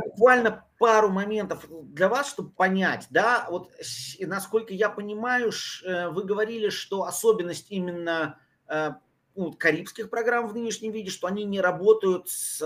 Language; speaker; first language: Russian; native; Russian